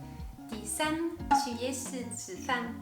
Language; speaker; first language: Chinese; non-native, fluent; French